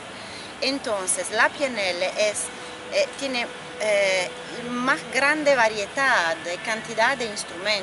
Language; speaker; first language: Spanish; non-native, fluent; Italian